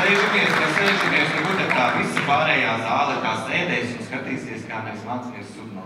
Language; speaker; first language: Latvian; native; Latvian